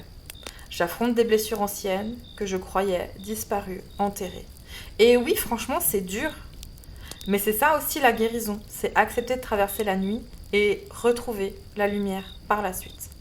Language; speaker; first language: French; native; French